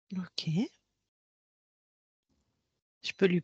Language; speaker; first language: French; native; French